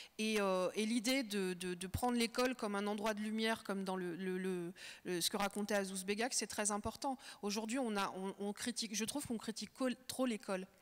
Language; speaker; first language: French; early bilingual, other home language; Kabyle